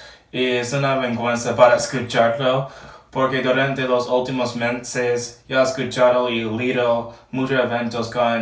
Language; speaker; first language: Spanish; non-native, learner; English